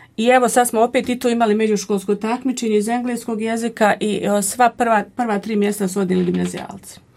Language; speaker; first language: Croatian; native; Croatian